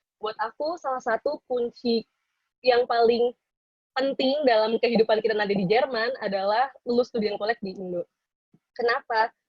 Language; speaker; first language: Indonesian; native; Indonesian